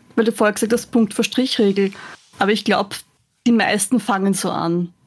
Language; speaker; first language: German; native; German